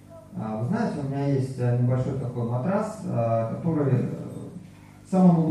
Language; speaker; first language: Russian; native; Russian